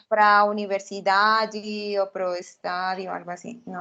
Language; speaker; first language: Portuguese; non-native, learner; Spanish